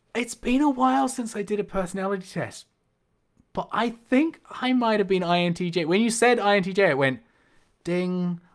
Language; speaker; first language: English; native; English